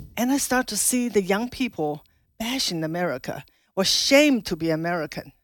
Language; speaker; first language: English; non-native, fluent; Chinese